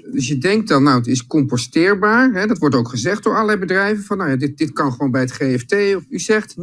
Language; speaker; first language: Dutch; native; Dutch